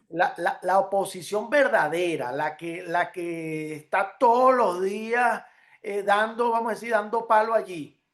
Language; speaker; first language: Spanish; native; Spanish